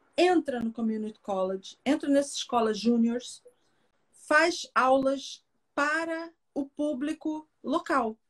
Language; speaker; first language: Portuguese; native; Portuguese